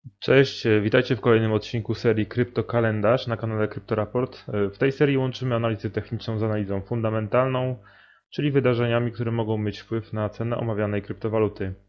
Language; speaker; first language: Polish; native; Polish